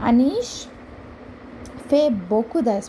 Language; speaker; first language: French; non-native, fluent; Hindi